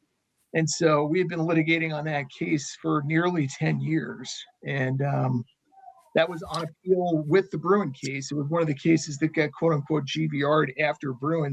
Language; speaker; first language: English; native; English